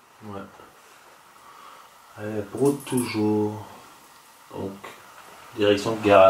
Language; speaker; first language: French; native; French